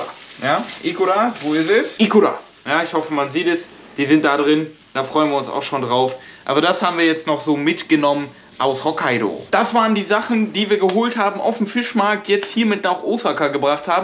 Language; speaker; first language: German; native; German